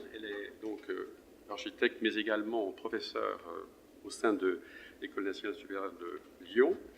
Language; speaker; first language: French; native; French